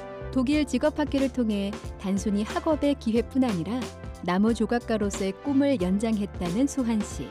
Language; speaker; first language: Korean; native; Korean